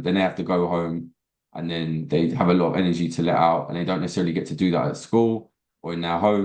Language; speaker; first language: English; native; English